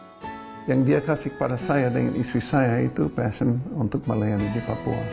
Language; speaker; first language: Indonesian; non-native, fluent; English